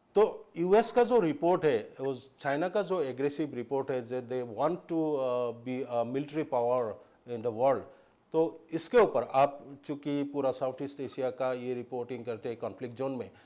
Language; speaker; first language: Hindi; non-native, local second language; Assamese